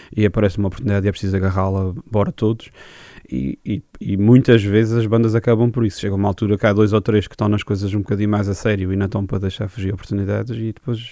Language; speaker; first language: Portuguese; native; Portuguese